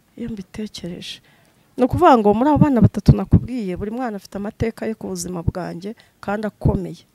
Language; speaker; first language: Kinyarwanda; native; Kinyarwanda